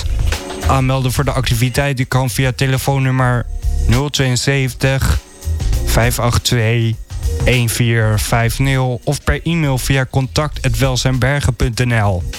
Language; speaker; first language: Dutch; native; Dutch